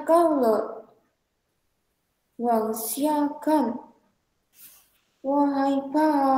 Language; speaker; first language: Chinese; non-native, learner; Indonesian